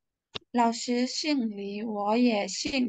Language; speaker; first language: Chinese; non-native, learner; Burmese